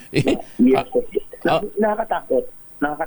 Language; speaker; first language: Filipino; native; Filipino